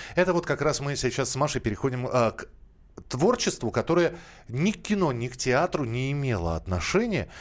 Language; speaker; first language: Russian; native; Russian